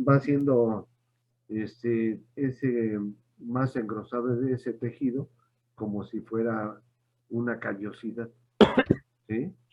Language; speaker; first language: Spanish; native; Spanish